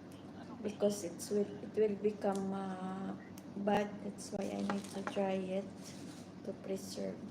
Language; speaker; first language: English; non-native, learner; Bikol